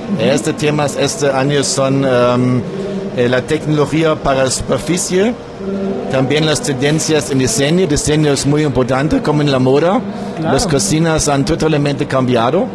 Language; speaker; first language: Spanish; non-native, learner; German